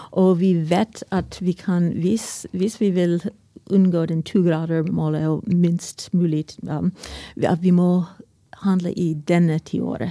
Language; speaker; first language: Norwegian; non-native, fluent; English